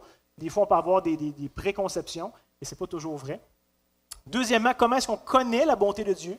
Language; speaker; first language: French; native; French